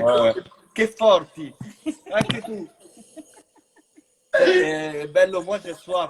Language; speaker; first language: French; non-native, fluent; Italian